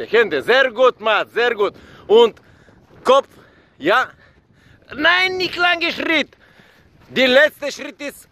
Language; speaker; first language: German; non-native, learner; Bulgarian